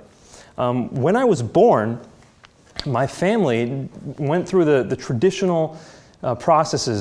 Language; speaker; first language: English; native; English